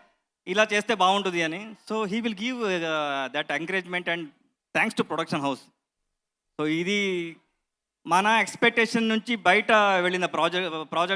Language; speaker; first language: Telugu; non-native, learner; Kannada